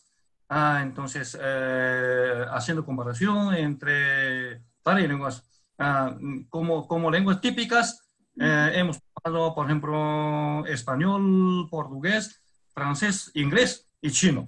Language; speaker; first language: Spanish; non-native, fluent; Chinese